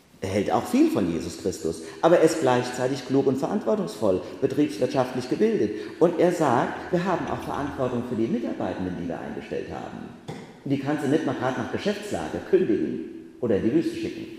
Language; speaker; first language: German; native; German